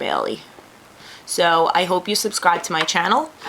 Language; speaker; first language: English; native; English